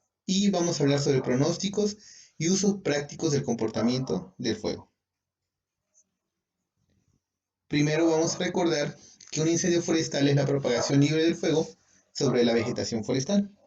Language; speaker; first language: Spanish; native; Spanish